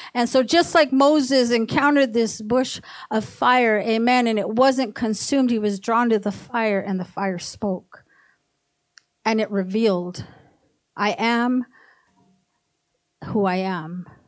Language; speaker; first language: English; early bilingual, other home language; Spanish